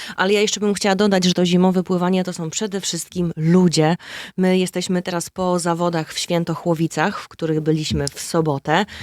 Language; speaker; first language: Polish; native; Polish